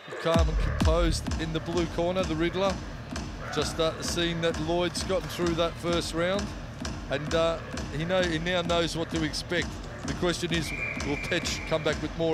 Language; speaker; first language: English; native; English